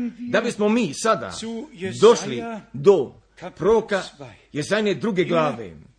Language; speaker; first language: Croatian; early bilingual, heritage; Croatian